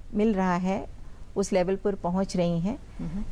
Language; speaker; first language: Hindi; native; Hindi